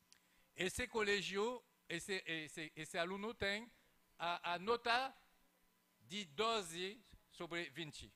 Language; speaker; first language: Portuguese; non-native, fluent; French